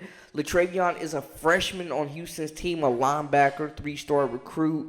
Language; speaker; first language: English; native; English